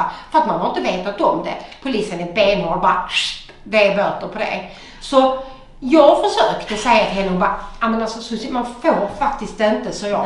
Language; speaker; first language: Swedish; native; Swedish